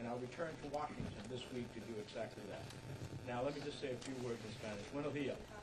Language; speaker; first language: English; early bilingual, other home language; Spanish